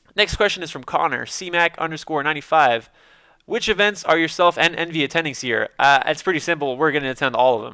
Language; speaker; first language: English; native; English